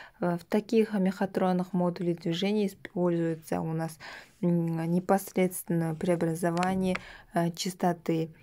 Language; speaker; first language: Russian; non-native, local second language; Kazakh